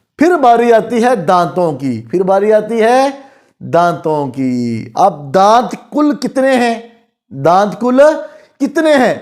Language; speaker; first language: Urdu; non-native, local second language; Punjabi